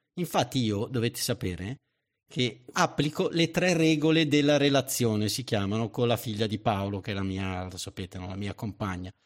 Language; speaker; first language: Italian; native; Italian